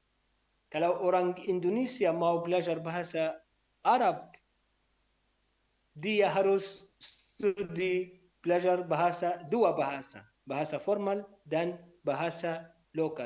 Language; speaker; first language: Indonesian; non-native, learner; Arabic